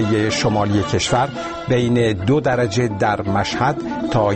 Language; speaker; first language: Persian; native; Persian